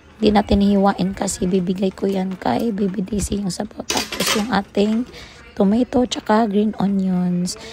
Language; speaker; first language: Filipino; non-native, local second language; Cebuano